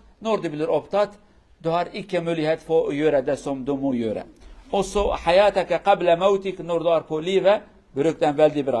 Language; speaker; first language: Norwegian; non-native, learner; Kurdish